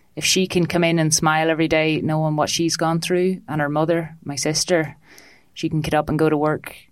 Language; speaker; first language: English; native; English